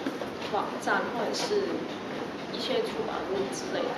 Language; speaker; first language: Chinese; non-native, local second language; Cantonese